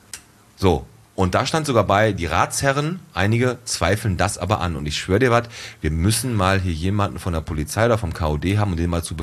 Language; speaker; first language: German; native; German